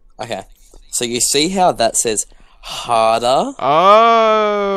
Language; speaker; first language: English; native; English